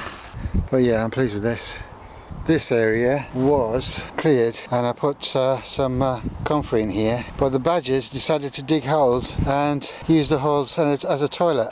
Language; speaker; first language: English; native; English